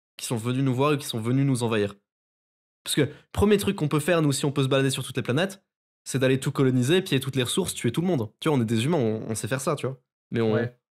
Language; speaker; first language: French; native; French